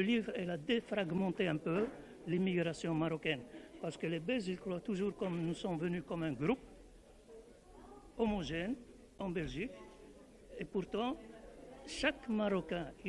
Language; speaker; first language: French; non-native, local second language; Arabic